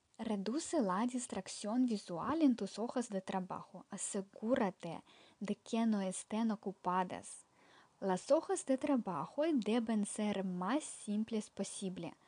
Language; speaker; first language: Spanish; non-native, fluent; Ukrainian